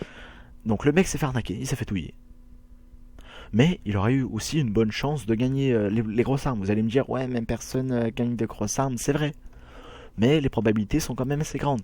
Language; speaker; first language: French; native; French